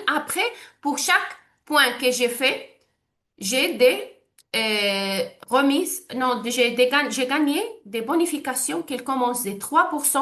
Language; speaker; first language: French; non-native, learner; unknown